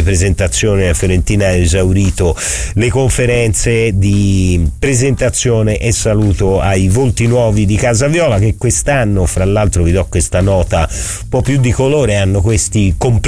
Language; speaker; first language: Italian; native; Italian